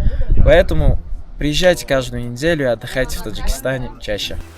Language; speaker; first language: Russian; non-native, local second language; Tajik